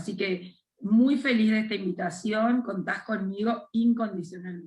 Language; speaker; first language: Spanish; native; Spanish